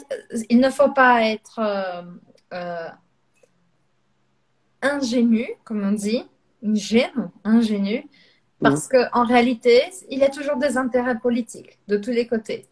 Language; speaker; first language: French; non-native, fluent; Portuguese